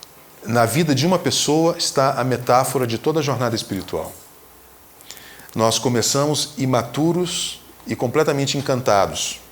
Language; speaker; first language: Portuguese; native; Portuguese